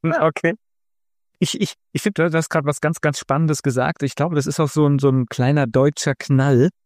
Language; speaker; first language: German; native; German